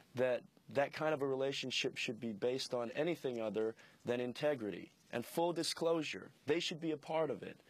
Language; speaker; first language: English; native; English